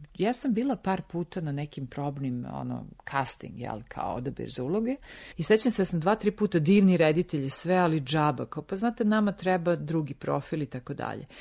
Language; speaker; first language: Serbian; native; Serbian